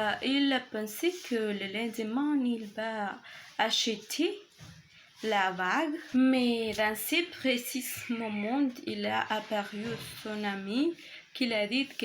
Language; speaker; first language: French; non-native, learner; Spanish